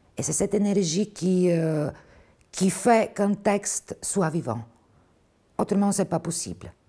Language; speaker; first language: French; non-native, fluent; Bulgarian